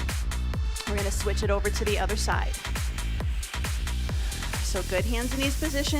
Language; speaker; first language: English; native; English